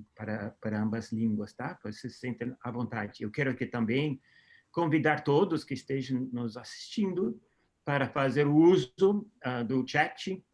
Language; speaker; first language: Portuguese; non-native, fluent; English